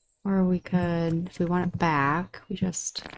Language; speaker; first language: English; native; English